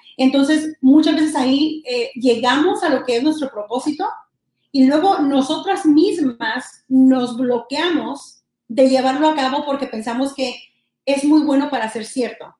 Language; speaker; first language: Spanish; early bilingual, heritage; Spanish